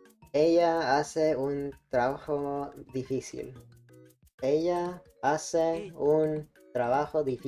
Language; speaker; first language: Spanish; non-native, learner; English